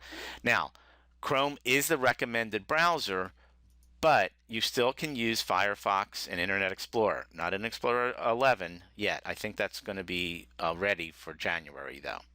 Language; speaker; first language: English; native; English